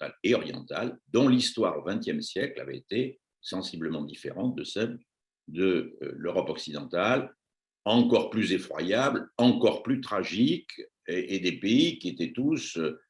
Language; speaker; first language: French; native; French